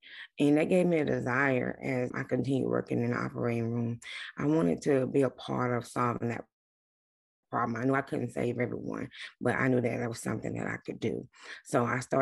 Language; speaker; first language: English; native; English